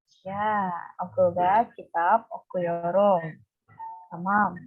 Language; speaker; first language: Turkish; non-native, fluent; Indonesian